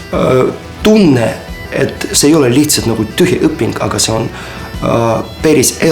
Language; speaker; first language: Estonian; non-native, fluent; Ukrainian